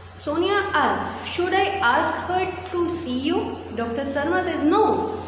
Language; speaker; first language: English; non-native, local second language; Gujarati